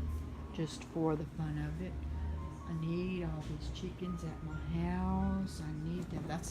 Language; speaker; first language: English; native; English